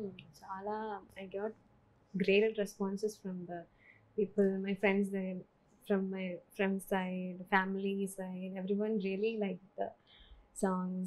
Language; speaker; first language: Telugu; non-native, learner; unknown